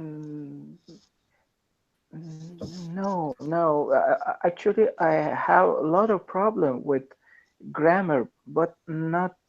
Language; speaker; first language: English; non-native, learner; Persian